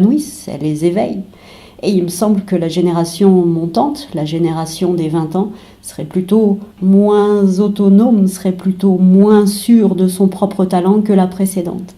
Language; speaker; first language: French; native; French